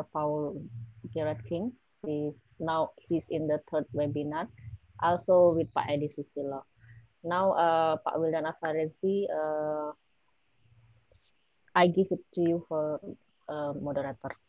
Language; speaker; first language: English; non-native, learner; Indonesian